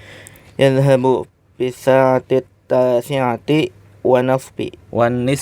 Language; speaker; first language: Arabic; non-native, learner; Indonesian